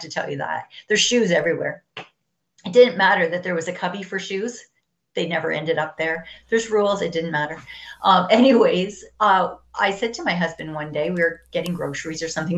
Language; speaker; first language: English; native; English